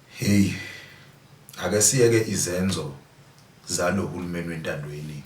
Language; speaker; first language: Zulu; native; Zulu